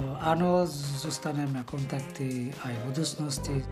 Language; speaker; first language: Slovak; non-native, fluent; Bangla